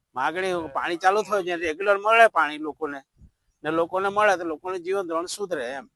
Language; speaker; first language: Gujarati; non-native, local second language; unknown